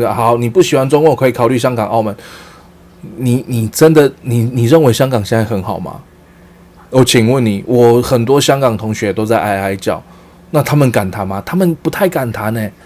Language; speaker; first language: Chinese; early bilingual, heritage; Chinese